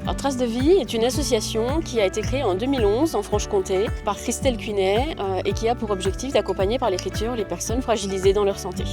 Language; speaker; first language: French; native; French